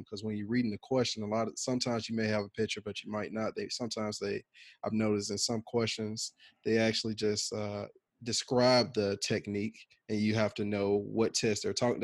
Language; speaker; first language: English; native; English